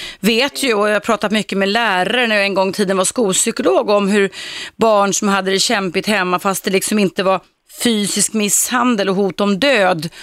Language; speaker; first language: Swedish; native; Swedish